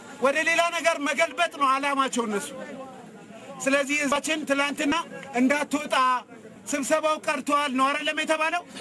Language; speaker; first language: Amharic; non-native, local second language; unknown